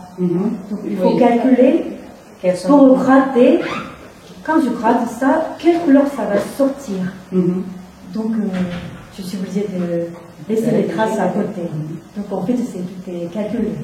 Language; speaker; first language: French; non-native, fluent; Korean